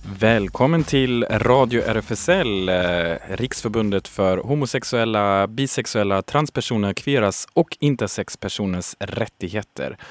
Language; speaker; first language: Swedish; native; Swedish